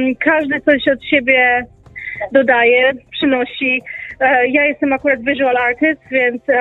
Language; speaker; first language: Polish; early bilingual, heritage; Polish